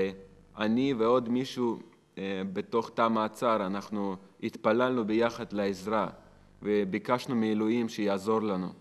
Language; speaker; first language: Hebrew; non-native, fluent; Russian